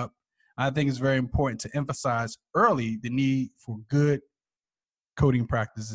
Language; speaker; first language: English; native; English